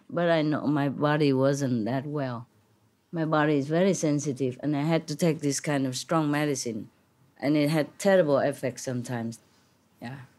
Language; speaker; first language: English; non-native, fluent; Vietnamese